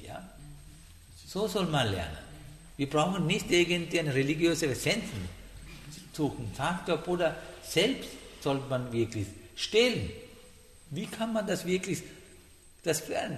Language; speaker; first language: German; non-native, learner; Sinhala